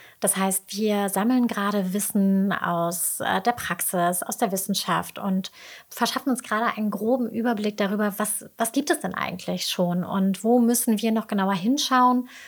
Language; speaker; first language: German; native; German